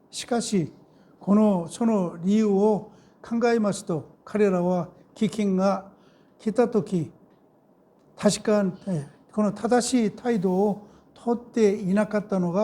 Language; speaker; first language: Japanese; non-native, fluent; Korean